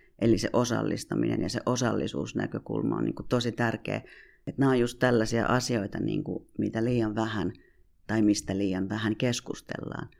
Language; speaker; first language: Finnish; native; Finnish